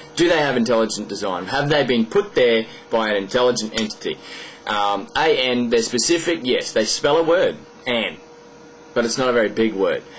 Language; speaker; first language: English; native; English